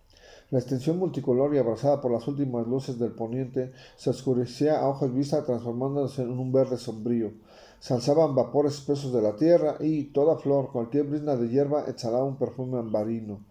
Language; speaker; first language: Spanish; native; Spanish